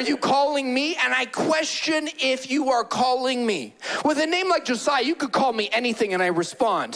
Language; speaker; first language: English; native; English